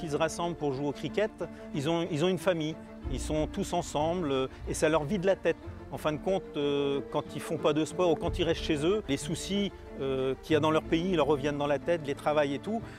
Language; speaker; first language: French; native; French